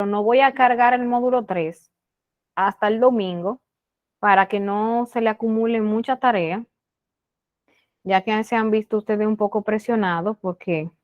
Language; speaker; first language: Spanish; native; Spanish